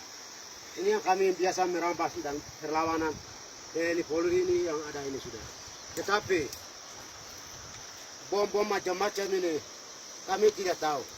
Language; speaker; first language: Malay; non-native, local second language; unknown